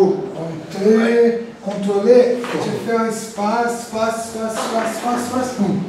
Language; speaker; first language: French; non-native, learner; Portuguese